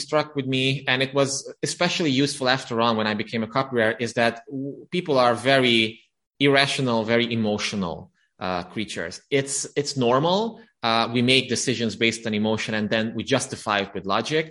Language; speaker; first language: English; non-native, fluent; Romanian